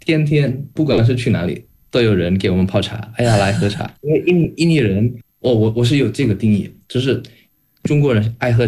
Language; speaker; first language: Chinese; non-native, fluent; Indonesian